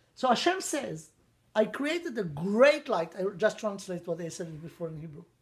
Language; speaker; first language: English; non-native, fluent; Hebrew